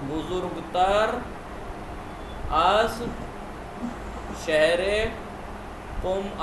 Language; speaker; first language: Persian; non-native, fluent; Urdu